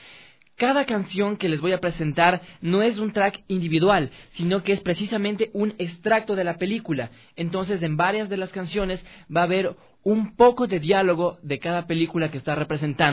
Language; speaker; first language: Spanish; native; Spanish